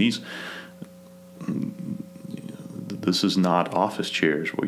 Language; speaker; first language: English; non-native, fluent; Kazakh